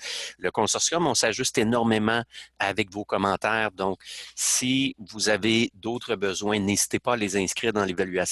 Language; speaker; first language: French; native; French